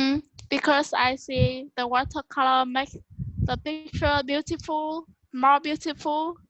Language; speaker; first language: English; non-native, learner; Vietnamese